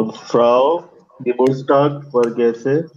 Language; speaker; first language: German; non-native, learner; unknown